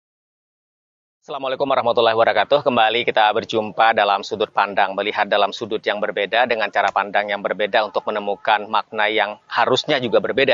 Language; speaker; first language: Indonesian; native; Indonesian